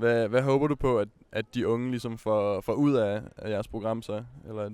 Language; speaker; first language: Danish; native; Danish